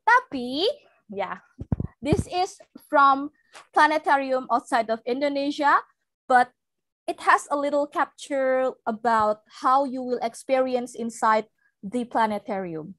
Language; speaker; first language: English; non-native, local second language; Indonesian